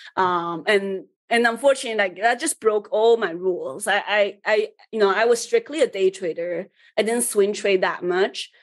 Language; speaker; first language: English; early bilingual, other home language; Chinese